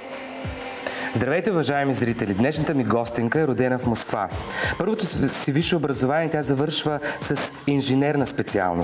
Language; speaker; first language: Bulgarian; native; Bulgarian